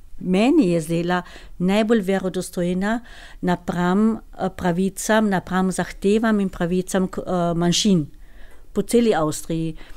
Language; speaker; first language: Slovenian; native; Slovenian